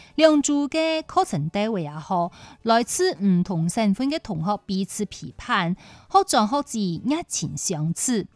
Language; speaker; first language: Chinese; non-native, local second language; Cantonese